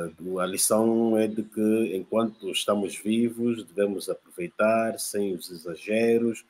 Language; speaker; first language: Portuguese; native; Portuguese